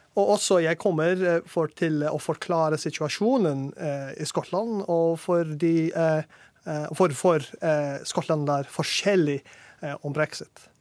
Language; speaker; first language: Norwegian; non-native, learner; English